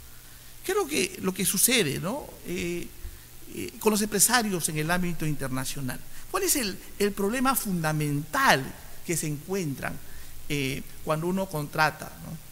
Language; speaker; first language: Spanish; native; Spanish